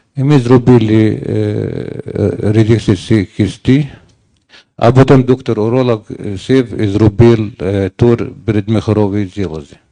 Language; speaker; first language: Ukrainian; non-native, learner; Arabic